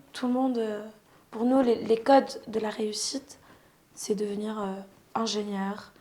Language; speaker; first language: French; non-native, local second language; Arabic